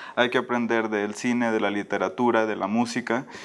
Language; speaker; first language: Spanish; native; Spanish